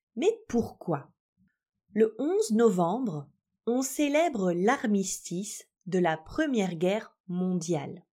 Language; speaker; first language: French; native; French